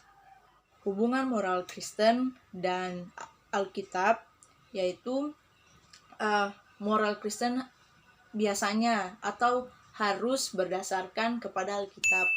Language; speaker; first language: Indonesian; native; Indonesian